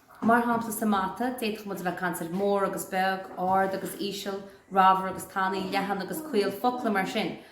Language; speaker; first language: Irish; native; Irish